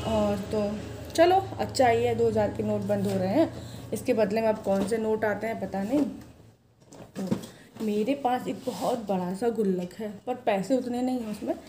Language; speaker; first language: Hindi; native; Hindi